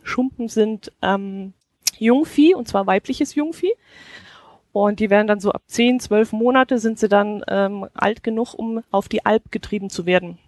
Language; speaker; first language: German; native; German